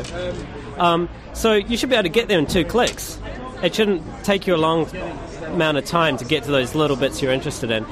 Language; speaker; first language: English; native; English